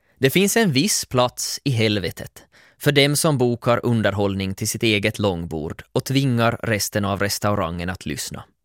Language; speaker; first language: Swedish; native; Swedish